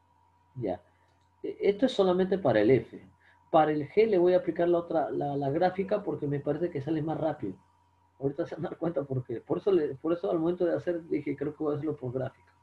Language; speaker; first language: Spanish; native; Spanish